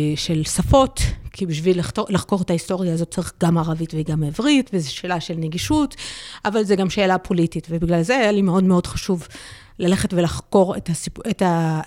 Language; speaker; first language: Hebrew; non-native, local second language; Arabic